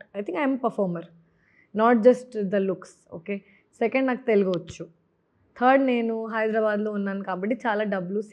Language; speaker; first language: Telugu; non-native, local second language; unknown